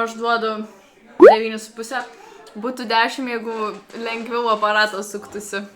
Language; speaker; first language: Lithuanian; native; Lithuanian